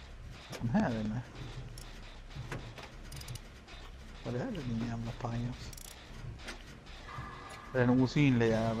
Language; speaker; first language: Swedish; native; Swedish